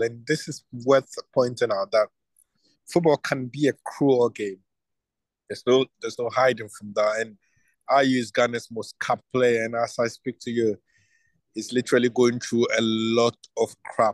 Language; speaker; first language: English; non-native, local second language; Akan